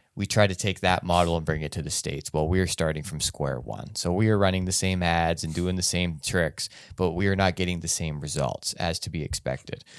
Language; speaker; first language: English; native; English